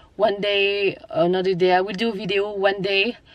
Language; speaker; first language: English; non-native, learner; French